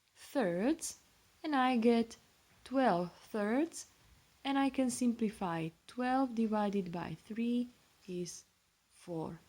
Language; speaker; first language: English; non-native, fluent; Slovak